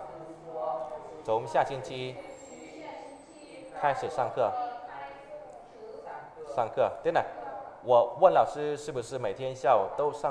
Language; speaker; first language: Chinese; non-native, fluent; Vietnamese